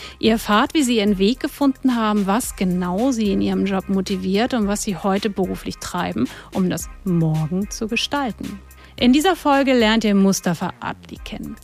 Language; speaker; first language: German; native; German